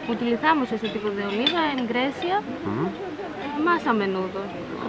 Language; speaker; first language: Spanish; non-native, fluent; Greek